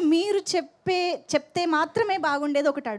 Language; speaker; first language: Telugu; native; Telugu